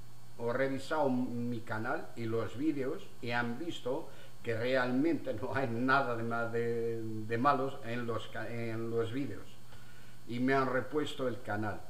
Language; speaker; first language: Spanish; non-native, fluent; Portuguese